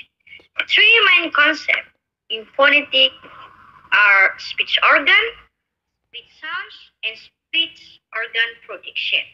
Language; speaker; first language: English; non-native, learner; Indonesian